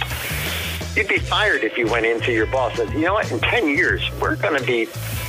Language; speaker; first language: English; native; English